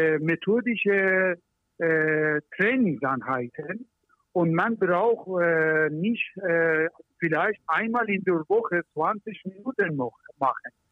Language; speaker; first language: German; non-native, learner; Persian